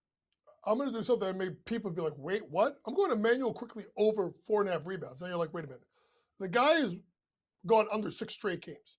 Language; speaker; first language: English; native; English